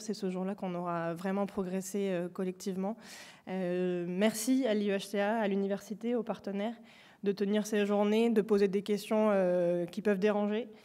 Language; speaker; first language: French; native; French